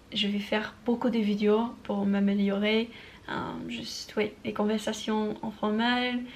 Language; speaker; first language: French; non-native, learner; English